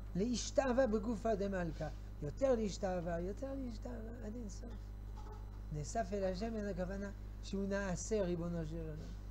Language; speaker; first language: Hebrew; non-native, fluent; French